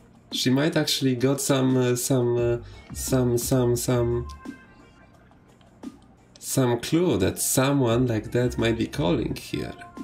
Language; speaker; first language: English; non-native, fluent; Polish